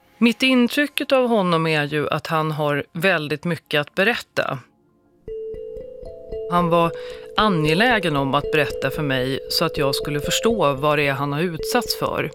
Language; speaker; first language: Swedish; native; Swedish